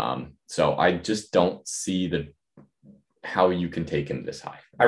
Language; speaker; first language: English; native; English